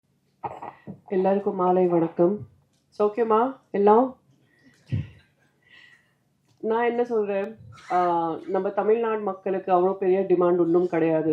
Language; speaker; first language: Tamil; non-native, fluent; Hindi